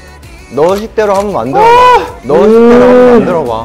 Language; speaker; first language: Korean; native; Korean